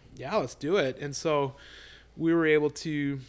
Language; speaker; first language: English; native; English